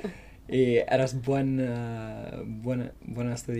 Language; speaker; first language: Spanish; non-native, learner; English